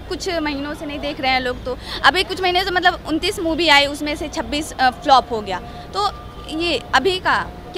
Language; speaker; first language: Hindi; native; Hindi